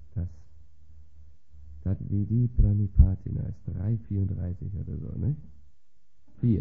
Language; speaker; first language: German; native; German